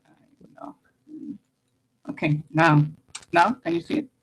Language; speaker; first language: English; non-native, learner; Spanish